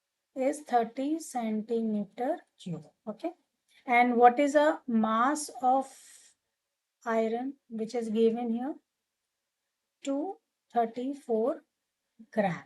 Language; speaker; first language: English; non-native, local second language; Hindi